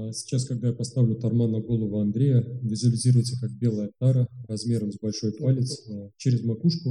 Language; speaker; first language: Russian; native; Russian